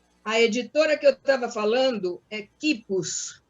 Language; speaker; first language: Portuguese; non-native, fluent; Spanish